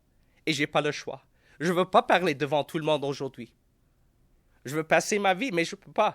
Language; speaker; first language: French; non-native, local second language; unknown